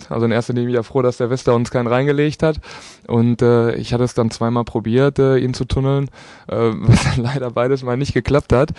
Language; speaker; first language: German; native; German